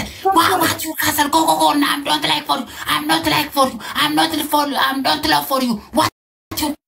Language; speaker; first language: English; non-native, learner; Amharic